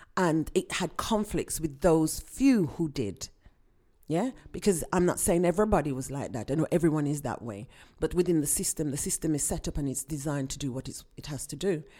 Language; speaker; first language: English; native; English